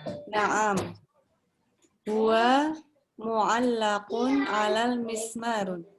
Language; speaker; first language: Arabic; non-native, learner; Indonesian